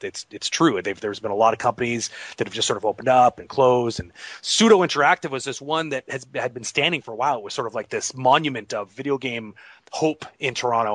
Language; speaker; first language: English; native; English